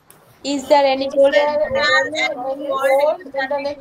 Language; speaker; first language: English; non-native, learner; Bangla